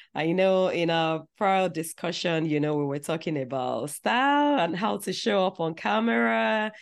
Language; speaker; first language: English; non-native, local second language; Yoruba